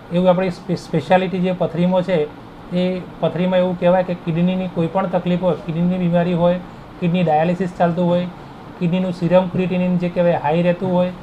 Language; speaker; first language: Gujarati; native; Gujarati